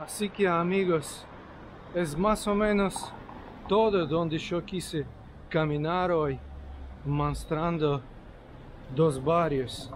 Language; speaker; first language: Spanish; non-native, fluent; Russian